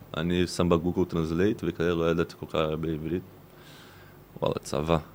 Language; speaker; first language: Hebrew; non-native, fluent; Portuguese